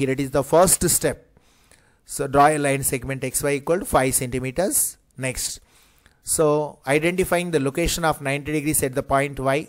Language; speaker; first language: English; non-native, local second language; Telugu